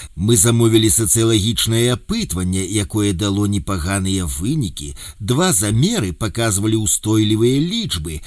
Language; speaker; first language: Belarusian; native; Belarusian